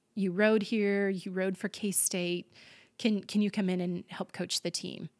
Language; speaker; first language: English; native; English